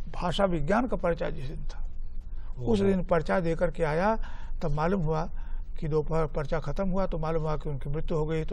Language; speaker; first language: Hindi; native; Hindi